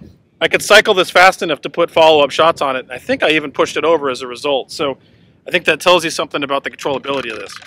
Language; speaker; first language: English; native; English